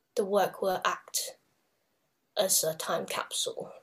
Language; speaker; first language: English; non-native, local second language; Cantonese